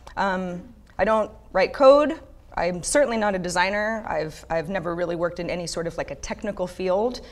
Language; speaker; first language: English; native; English